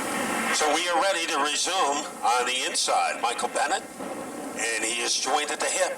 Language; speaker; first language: English; native; English